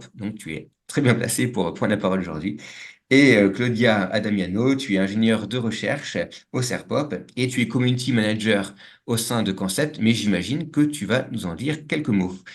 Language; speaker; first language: French; native; French